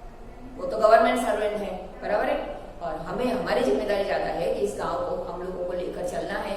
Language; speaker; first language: Hindi; non-native, local second language; Gujarati